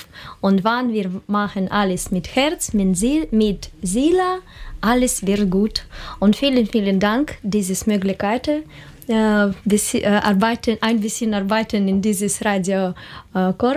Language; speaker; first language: German; non-native, learner; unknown